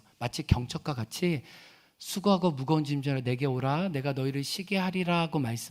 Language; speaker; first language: Korean; native; Korean